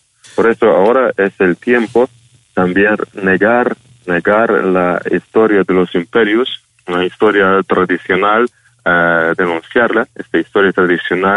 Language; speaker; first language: Spanish; non-native, fluent; Ukrainian